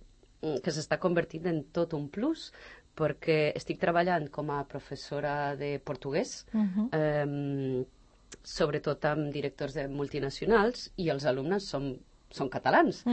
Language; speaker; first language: Catalan; non-native, fluent; Portuguese